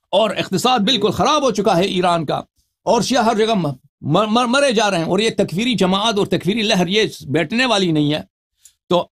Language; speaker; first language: Urdu; non-native, fluent; Persian